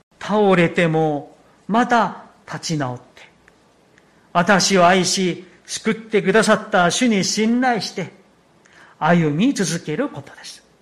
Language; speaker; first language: Japanese; non-native, fluent; Korean